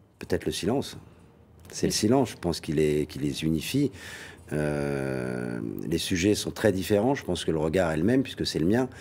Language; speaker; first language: French; native; French